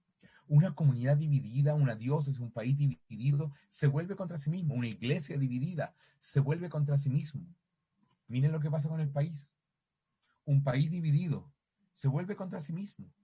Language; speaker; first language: Spanish; native; Spanish